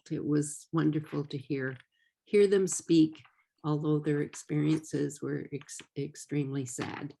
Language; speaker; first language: English; native; English